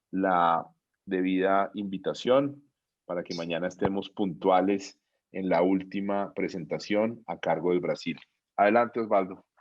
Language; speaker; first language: Spanish; native; Spanish